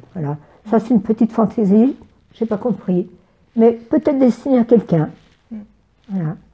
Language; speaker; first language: French; native; French